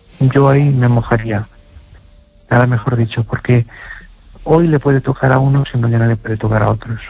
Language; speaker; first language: Spanish; native; Spanish